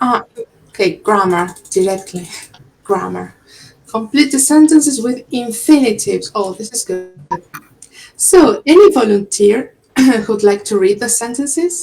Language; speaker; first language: English; non-native, fluent; Spanish